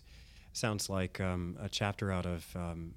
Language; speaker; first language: English; native; English